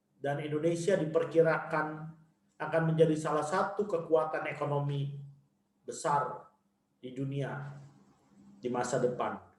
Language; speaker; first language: Indonesian; native; Indonesian